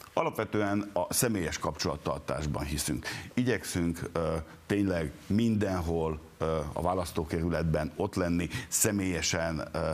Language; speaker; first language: Hungarian; native; Hungarian